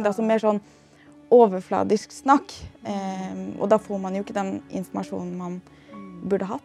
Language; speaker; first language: Norwegian; native; Norwegian